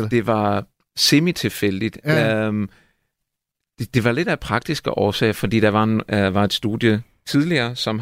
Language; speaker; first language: Danish; non-native, fluent; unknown